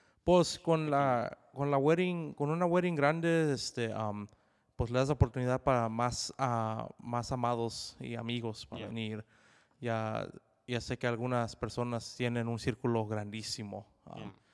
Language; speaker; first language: Spanish; early bilingual, heritage; Spanish